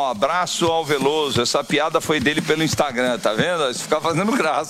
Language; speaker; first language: Portuguese; native; Portuguese